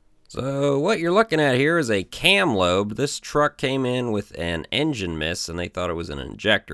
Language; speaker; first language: English; native; English